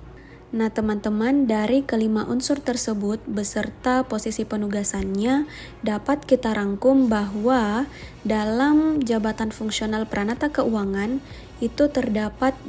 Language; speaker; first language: Indonesian; native; Indonesian